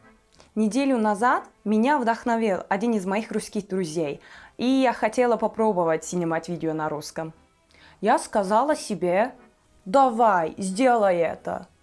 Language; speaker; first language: Russian; non-native, fluent; Turkish